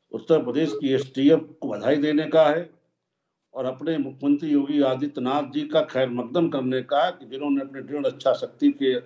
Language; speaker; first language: Hindi; native; Hindi